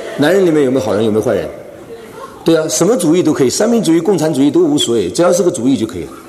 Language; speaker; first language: Chinese; non-native, local second language; Cantonese